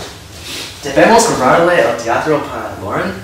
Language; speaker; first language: Spanish; non-native, learner; English